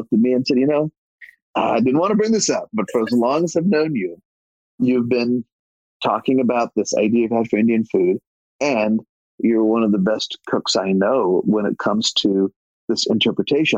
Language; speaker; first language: English; native; English